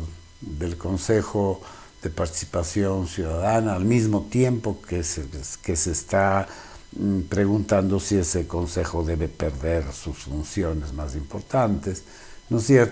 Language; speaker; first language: Spanish; native; Spanish